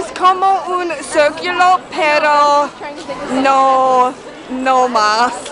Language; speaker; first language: Spanish; non-native, learner; English